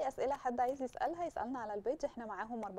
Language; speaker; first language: Arabic; native; Arabic